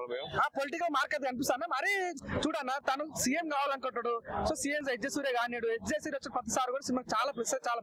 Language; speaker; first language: Telugu; native; Telugu